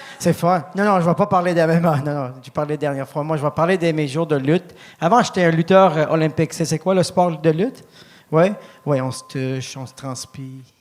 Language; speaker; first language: French; non-native, local second language; English